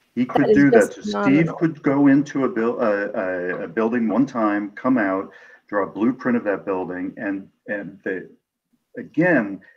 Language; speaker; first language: English; native; English